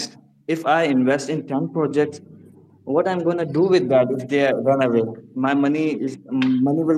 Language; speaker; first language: English; non-native, local second language; Urdu